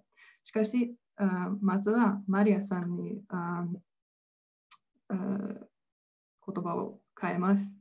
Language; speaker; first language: Japanese; non-native, fluent; Slovenian